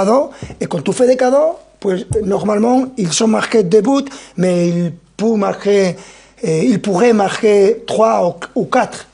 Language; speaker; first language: French; non-native, fluent; Spanish